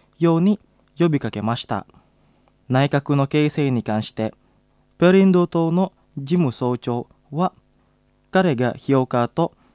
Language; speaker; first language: Japanese; non-native, fluent; Indonesian